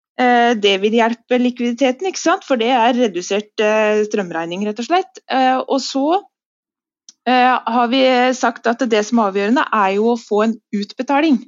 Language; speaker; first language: Norwegian; native; Norwegian